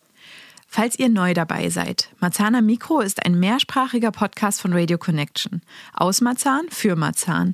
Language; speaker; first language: German; native; German